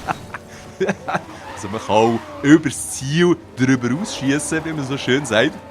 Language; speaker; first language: German; native; German